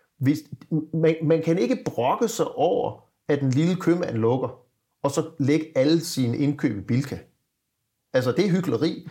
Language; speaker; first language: Danish; native; Danish